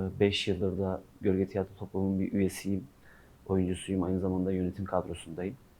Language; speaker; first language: Turkish; non-native, local second language; Kurdish